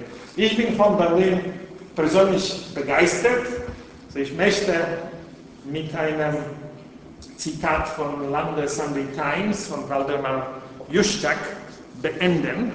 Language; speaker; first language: German; non-native, fluent; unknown